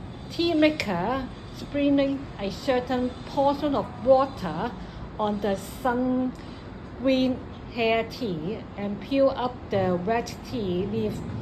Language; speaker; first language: English; non-native, local second language; Cantonese